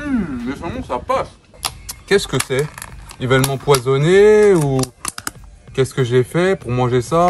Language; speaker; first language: French; native; French